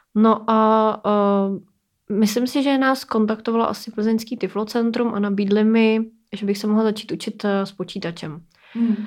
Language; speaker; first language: Czech; native; Czech